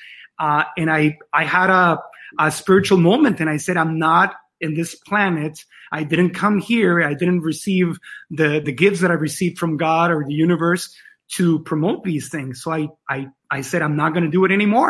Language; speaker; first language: English; non-native, fluent; Spanish